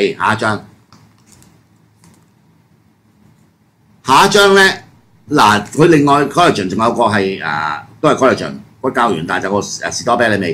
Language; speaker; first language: Cantonese; native; Cantonese